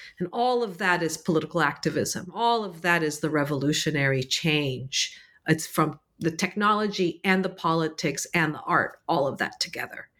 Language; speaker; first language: English; early bilingual, other home language; Arabic